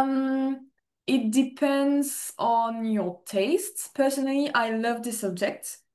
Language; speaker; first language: English; non-native, fluent; French